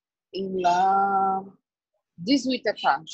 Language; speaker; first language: French; non-native, learner; Portuguese